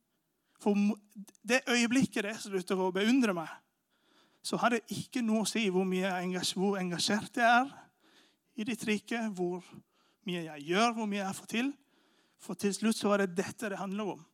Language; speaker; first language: Norwegian; non-native, fluent; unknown